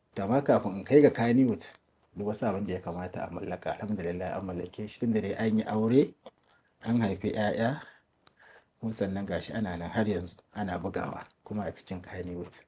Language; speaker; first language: Hausa; native; Hausa